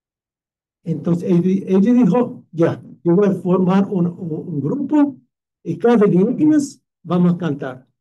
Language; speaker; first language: Spanish; non-native, fluent; English